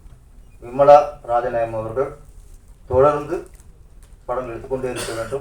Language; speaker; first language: Tamil; native; Tamil